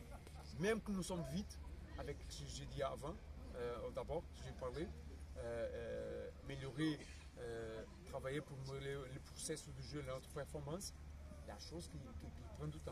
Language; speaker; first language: French; non-native, fluent; Portuguese